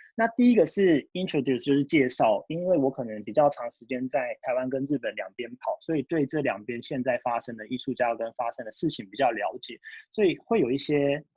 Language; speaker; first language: Chinese; early bilingual, heritage; Japanese